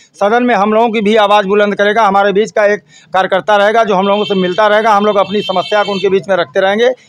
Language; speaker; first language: Hindi; native; Hindi